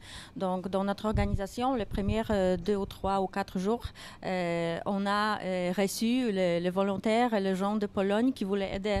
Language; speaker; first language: French; non-native, fluent; Polish